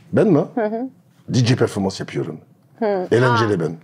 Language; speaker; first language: Turkish; non-native, learner; French